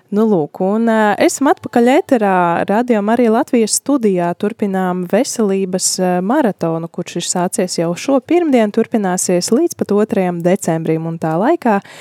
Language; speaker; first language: Latvian; native; Latvian